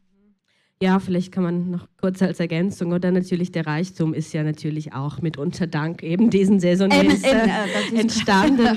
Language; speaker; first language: German; native; German